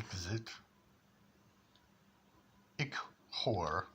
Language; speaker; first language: Dutch; non-native, learner; English